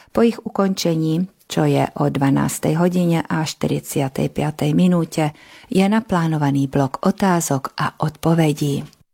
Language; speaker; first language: Slovak; early bilingual, heritage; Slovak